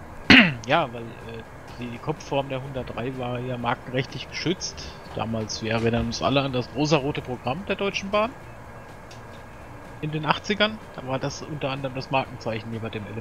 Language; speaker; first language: German; native; German